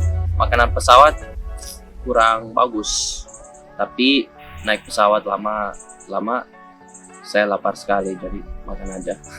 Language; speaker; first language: Indonesian; non-native, local second language; English